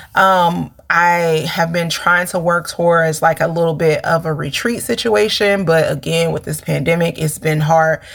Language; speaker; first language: English; native; English